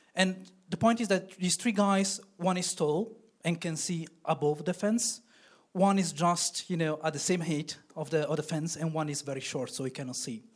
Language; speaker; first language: English; non-native, fluent; Italian